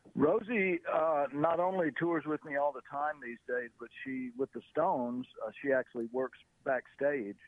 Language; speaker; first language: English; native; English